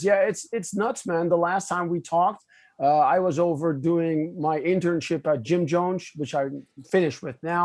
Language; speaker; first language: English; non-native, fluent; Dutch